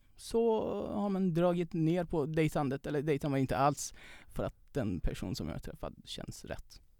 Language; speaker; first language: Swedish; non-native, fluent; Persian